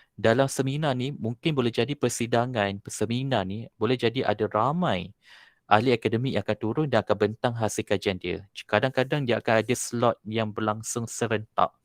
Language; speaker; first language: Malay; native; Malay